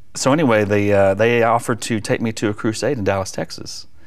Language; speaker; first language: English; native; English